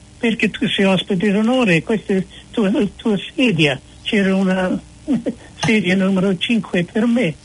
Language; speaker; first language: Italian; non-native, fluent; English